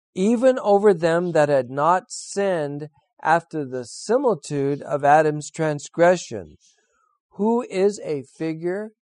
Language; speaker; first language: English; native; English